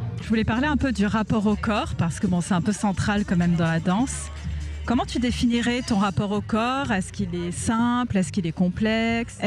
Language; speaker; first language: French; native; French